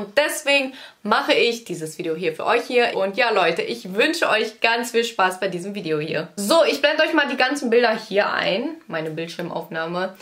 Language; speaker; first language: German; early bilingual, other home language; Vietnamese